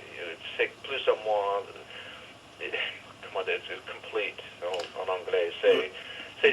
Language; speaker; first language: French; non-native, learner; English